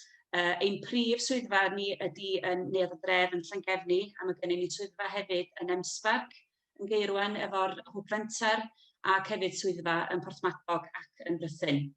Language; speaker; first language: Welsh; native; Welsh